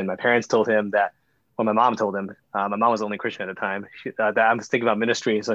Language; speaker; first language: English; native; English